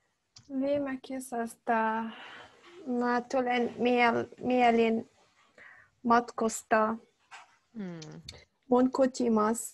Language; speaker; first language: Finnish; non-native, learner; Arabic